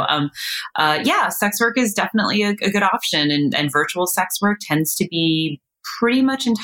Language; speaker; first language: English; native; English